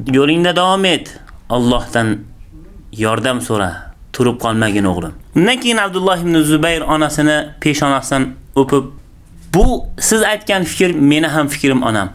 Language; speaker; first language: Uzbek; native; Uzbek